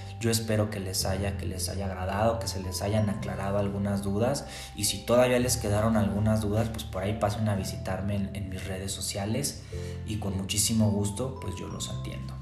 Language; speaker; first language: Spanish; native; Spanish